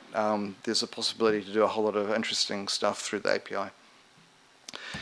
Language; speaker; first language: English; native; English